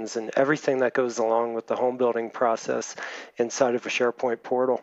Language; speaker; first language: English; native; English